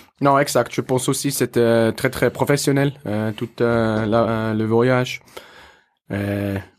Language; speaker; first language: French; non-native, learner; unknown